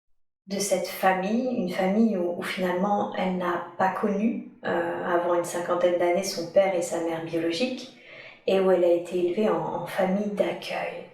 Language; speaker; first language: French; native; French